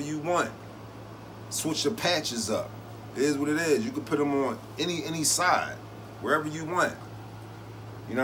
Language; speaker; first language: English; native; English